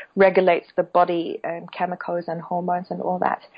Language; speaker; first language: English; non-native, local second language; Cantonese